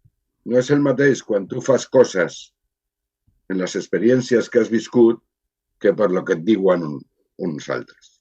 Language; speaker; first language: Catalan; non-native, local second language; Spanish